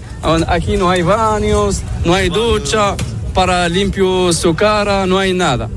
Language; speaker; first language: Spanish; non-native, learner; Arabic